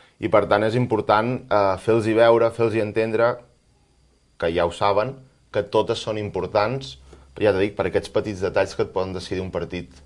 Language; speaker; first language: Catalan; native; Catalan